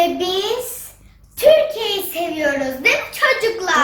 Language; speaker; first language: Turkish; early bilingual, heritage; Turkish